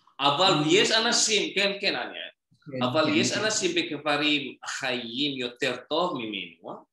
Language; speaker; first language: Hebrew; non-native, learner; Indonesian